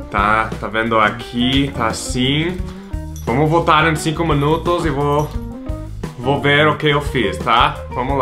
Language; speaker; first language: Portuguese; non-native, fluent; English